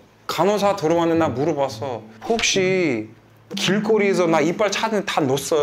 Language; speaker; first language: Korean; non-native, fluent; English